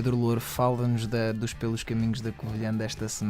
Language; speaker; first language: Portuguese; native; Portuguese